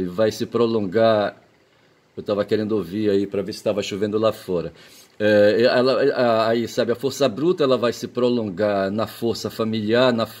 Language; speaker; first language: Portuguese; native; Portuguese